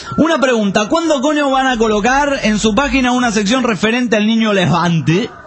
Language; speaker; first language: Spanish; native; Spanish